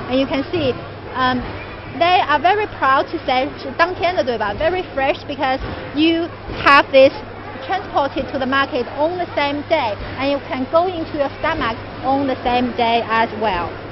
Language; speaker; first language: English; non-native, fluent; Chinese